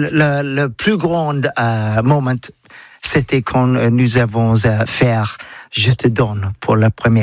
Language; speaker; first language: French; non-native, learner; English